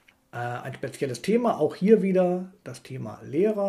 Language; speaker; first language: German; native; German